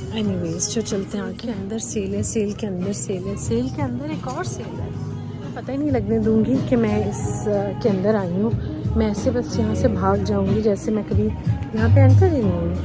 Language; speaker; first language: Urdu; non-native, local second language; Punjabi